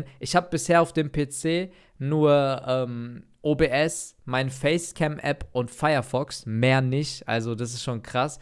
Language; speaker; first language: German; native; German